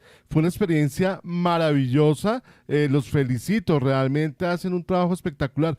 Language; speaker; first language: Spanish; native; Spanish